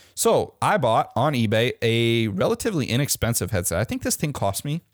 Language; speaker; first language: English; native; English